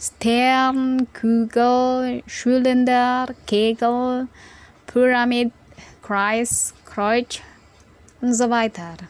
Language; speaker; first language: German; non-native, fluent; Indonesian